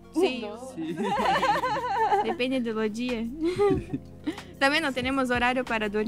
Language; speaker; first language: Portuguese; early bilingual, heritage; Portuguese